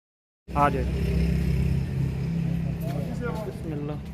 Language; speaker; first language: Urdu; non-native, local second language; Pashto